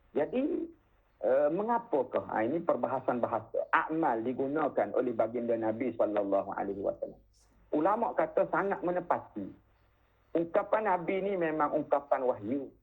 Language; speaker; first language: Malay; native; Malay